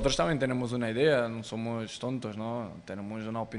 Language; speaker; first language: Spanish; non-native, fluent; Portuguese